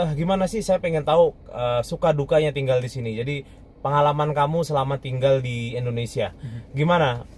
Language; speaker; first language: Indonesian; native; Indonesian